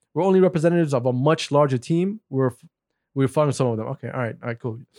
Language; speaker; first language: English; non-native, fluent; Arabic